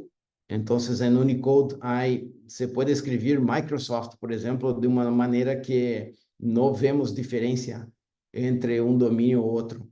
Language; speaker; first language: Spanish; non-native, fluent; Portuguese